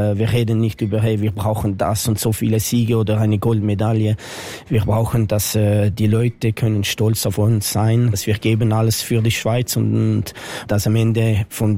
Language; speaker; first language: German; non-native, fluent; French